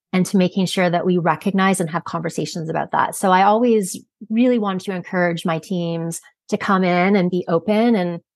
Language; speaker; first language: English; native; English